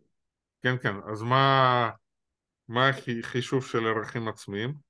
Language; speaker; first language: Hebrew; non-native, fluent; Russian